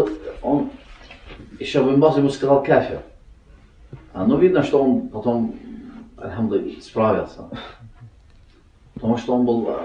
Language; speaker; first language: Russian; non-native, learner; Azerbaijani